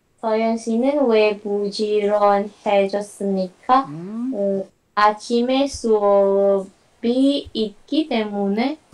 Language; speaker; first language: Korean; non-native, learner; Indonesian